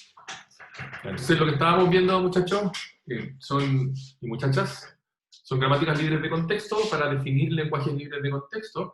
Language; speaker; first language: Spanish; native; Spanish